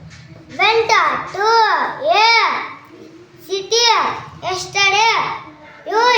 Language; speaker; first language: English; non-native, learner; Telugu